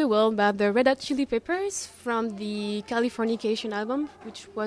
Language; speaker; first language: English; non-native, fluent; French